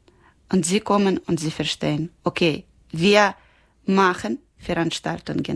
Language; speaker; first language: German; non-native, learner; Ukrainian